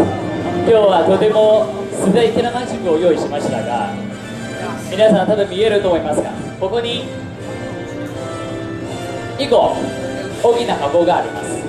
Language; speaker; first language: Japanese; non-native, fluent; Chinese